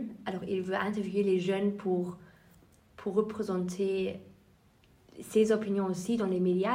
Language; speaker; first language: French; non-native, fluent; German